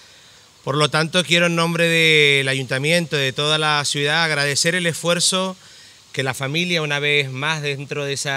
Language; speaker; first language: Spanish; native; Spanish